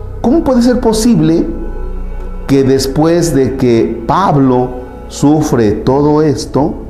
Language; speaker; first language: Spanish; native; Spanish